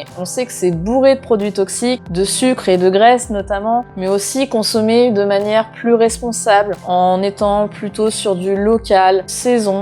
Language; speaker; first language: French; native; French